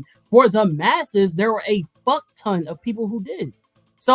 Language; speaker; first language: English; native; English